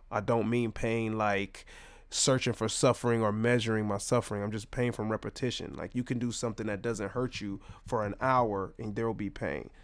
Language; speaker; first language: English; native; English